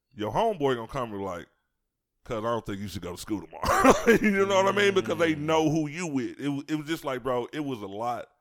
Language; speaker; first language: English; native; English